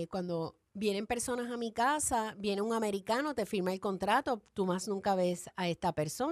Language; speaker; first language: Spanish; native; Spanish